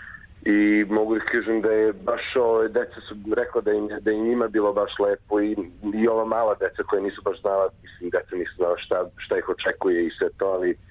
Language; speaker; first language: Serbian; early bilingual, heritage; Croatian